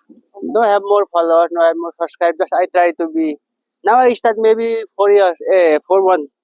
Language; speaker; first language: English; non-native, learner; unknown